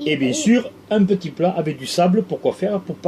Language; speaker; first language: French; native; French